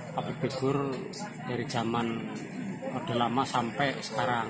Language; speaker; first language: Indonesian; non-native, local second language; Javanese